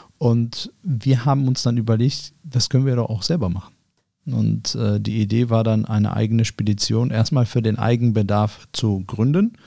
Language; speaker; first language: German; early bilingual, other home language; Arabic